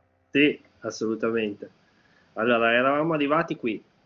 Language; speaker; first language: Italian; native; Italian